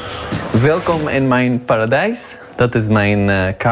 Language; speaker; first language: Dutch; non-native, learner; Arabic